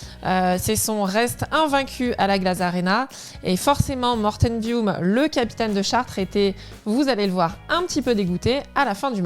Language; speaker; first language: French; native; French